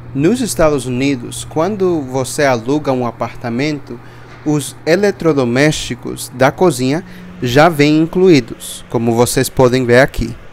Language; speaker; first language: Portuguese; non-native, fluent; English